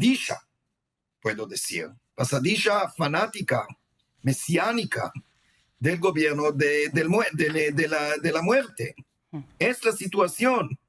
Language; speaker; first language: Spanish; non-native, fluent; Hebrew